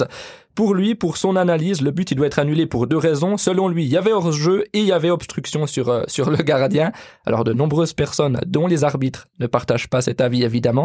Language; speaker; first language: French; native; French